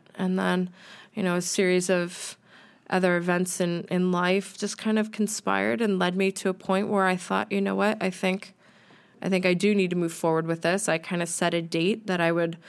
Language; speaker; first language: English; native; English